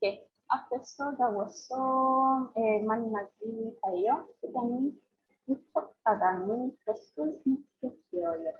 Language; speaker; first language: Korean; non-native, learner; Spanish